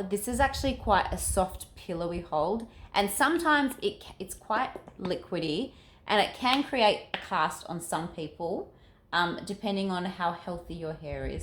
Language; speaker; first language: English; native; English